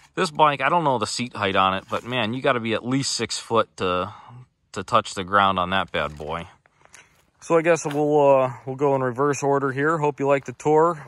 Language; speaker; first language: English; native; English